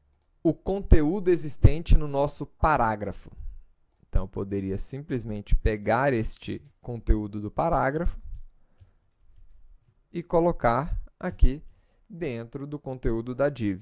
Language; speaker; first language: Portuguese; native; Portuguese